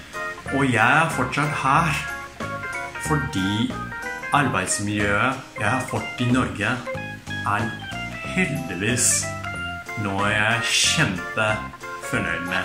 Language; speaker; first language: Norwegian; non-native, fluent; Japanese